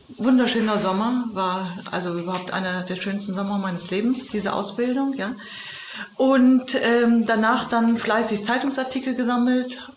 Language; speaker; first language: German; native; German